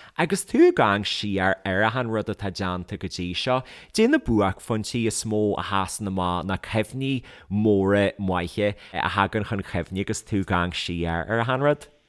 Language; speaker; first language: Irish; native; Irish